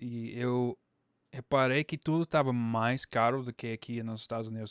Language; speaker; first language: Portuguese; non-native, fluent; English